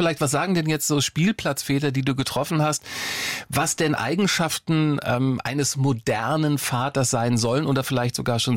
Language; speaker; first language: German; native; German